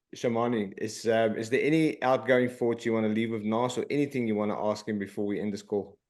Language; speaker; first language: English; non-native, local second language; Afrikaans